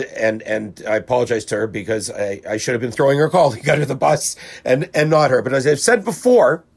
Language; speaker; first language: English; native; English